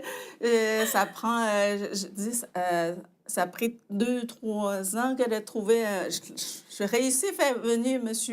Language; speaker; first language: French; non-native, fluent; Chinese